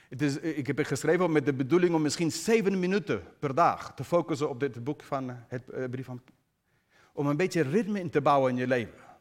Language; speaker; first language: Dutch; non-native, fluent; English